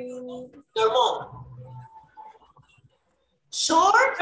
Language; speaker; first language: English; non-native, learner; Spanish